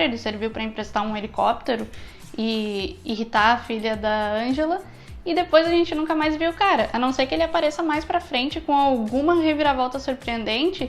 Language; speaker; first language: Portuguese; native; Portuguese